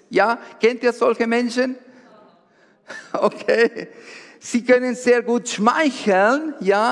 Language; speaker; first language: German; non-native, fluent; Spanish